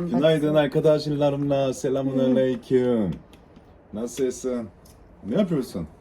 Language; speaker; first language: Turkish; non-native, learner; Korean